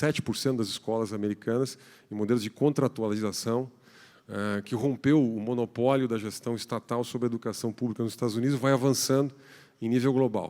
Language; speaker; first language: Portuguese; native; Portuguese